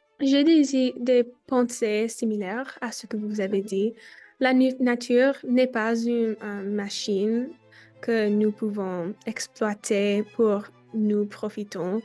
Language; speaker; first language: French; non-native, learner; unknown